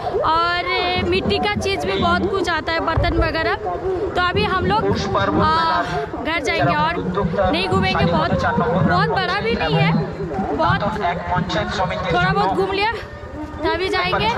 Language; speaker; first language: Hindi; non-native, local second language; Bangla